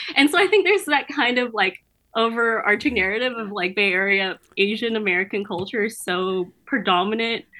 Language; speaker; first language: English; native; English